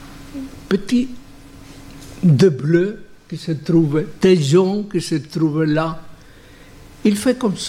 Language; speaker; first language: French; non-native, fluent; Spanish